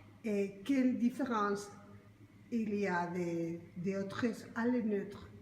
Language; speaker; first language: French; non-native, learner; Spanish